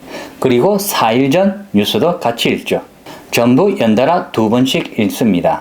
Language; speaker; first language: Korean; native; Korean